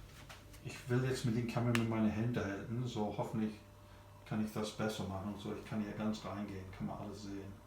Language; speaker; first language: German; non-native, learner; English